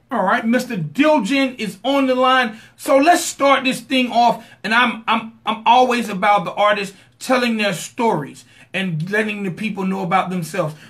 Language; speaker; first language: English; native; English